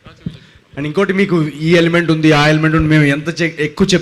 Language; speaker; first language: Telugu; native; Telugu